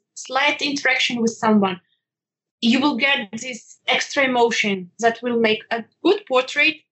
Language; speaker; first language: English; non-native, fluent; Ukrainian